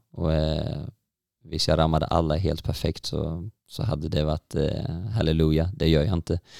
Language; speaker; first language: Swedish; native; Swedish